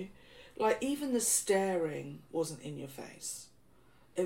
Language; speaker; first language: English; native; English